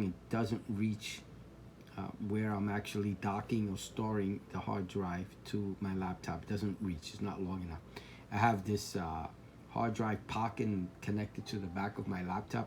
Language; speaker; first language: English; native; English